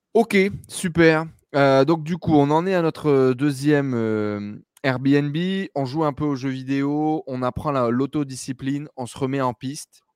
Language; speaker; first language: French; native; French